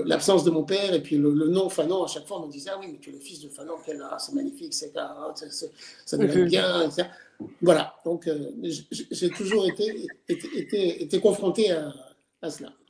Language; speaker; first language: French; native; French